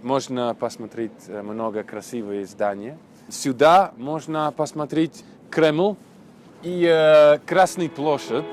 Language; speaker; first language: Russian; non-native, learner; English